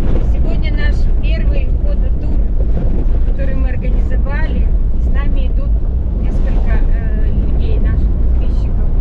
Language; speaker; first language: Russian; native; Russian